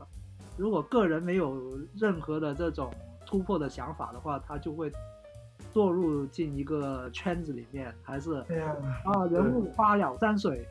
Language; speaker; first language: Chinese; non-native, local second language; Cantonese